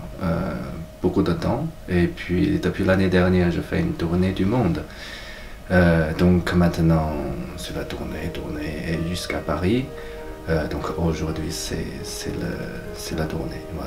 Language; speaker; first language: French; non-native, fluent; Chinese